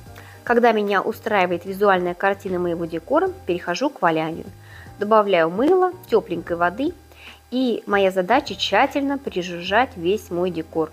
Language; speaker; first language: Russian; native; Russian